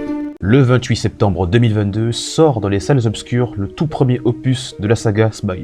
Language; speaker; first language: French; native; French